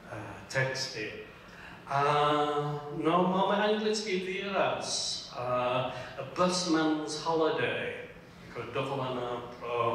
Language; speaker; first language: Czech; non-native, fluent; English